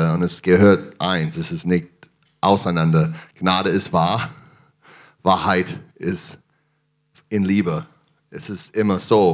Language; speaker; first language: German; non-native, fluent; English